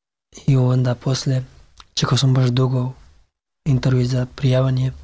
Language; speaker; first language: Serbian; non-native, learner; Pashto